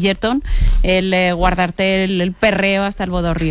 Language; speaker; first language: Spanish; native; Spanish